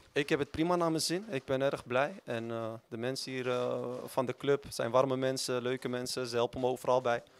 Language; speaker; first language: Dutch; native; Dutch